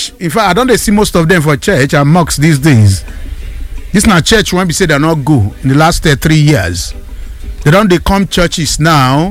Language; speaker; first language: Nigerian Pidgin; non-native, local second language; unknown